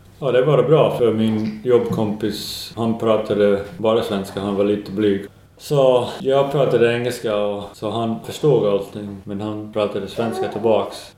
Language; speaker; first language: Swedish; non-native, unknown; English